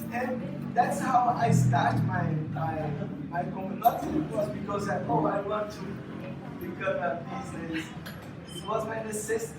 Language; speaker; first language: English; non-native, fluent; Portuguese